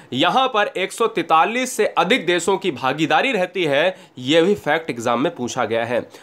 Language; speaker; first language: Hindi; native; Hindi